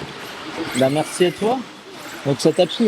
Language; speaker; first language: French; native; French